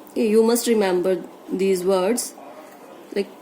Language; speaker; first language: English; non-native, local second language; Punjabi